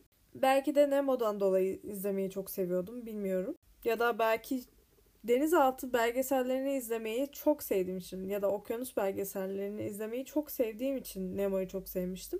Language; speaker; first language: Turkish; native; Turkish